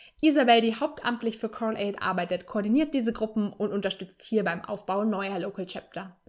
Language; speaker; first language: German; native; German